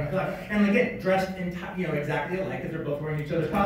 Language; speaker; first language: English; native; English